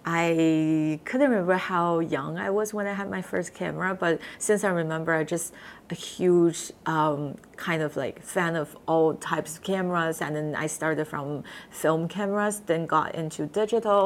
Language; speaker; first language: English; non-native, fluent; Chinese